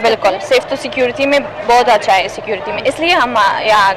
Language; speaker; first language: Hindi; non-native, fluent; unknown